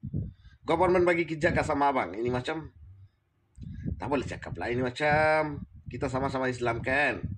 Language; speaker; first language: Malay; non-native, learner; Bangla